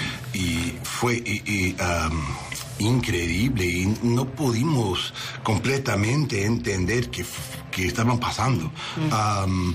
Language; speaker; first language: Spanish; non-native, learner; English